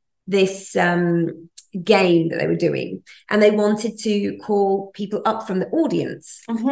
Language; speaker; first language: English; native; English